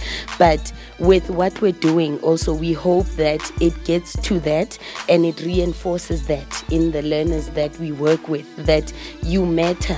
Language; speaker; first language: English; non-native, local second language; Zulu